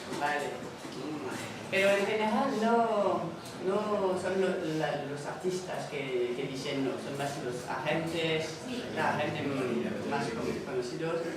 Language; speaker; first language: Spanish; non-native, fluent; French